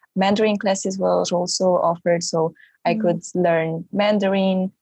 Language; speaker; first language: English; non-native, fluent; Romanian